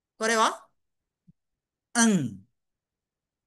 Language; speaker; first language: Japanese; non-native, fluent; Malay